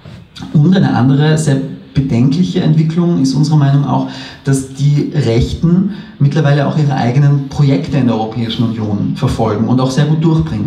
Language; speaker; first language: German; native; German